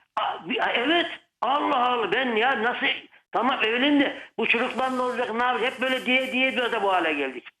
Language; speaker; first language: Turkish; native; Turkish